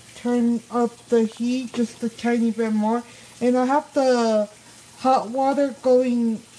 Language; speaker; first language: English; early bilingual, other home language; Spanish